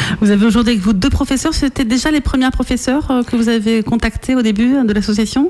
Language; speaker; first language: French; native; French